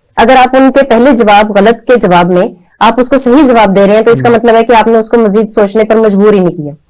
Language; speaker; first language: Urdu; native; Urdu